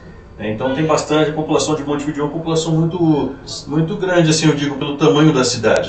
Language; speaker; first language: Portuguese; native; Portuguese